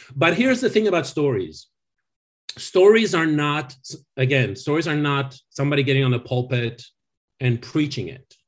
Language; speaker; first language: English; non-native, fluent; French